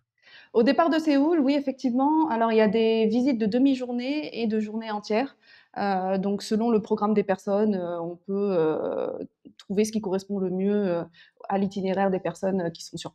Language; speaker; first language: French; early bilingual, other home language; Korean